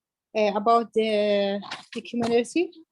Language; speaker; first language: English; non-native, learner; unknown